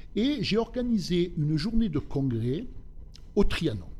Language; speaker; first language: French; native; French